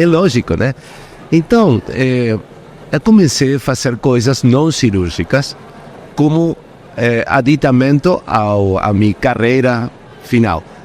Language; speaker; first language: Portuguese; non-native, fluent; Spanish